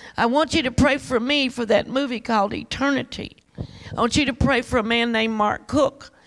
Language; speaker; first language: English; native; English